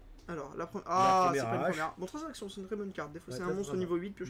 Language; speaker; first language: French; native; French